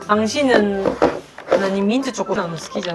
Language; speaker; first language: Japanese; non-native, fluent; Korean